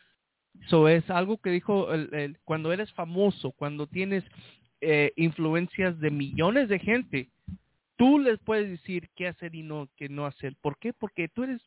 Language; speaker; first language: Spanish; early bilingual, heritage; Spanish